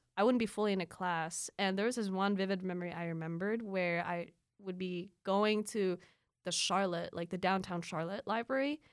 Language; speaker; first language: English; early bilingual, other home language; Filipino